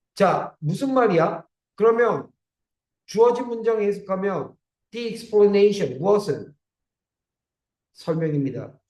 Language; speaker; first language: Korean; native; Korean